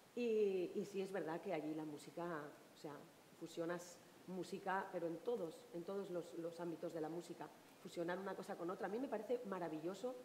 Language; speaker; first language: Spanish; native; Spanish